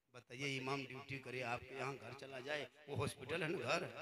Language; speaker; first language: Hindi; native; Hindi